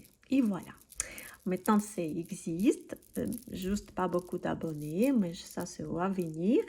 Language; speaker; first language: French; non-native, learner; Russian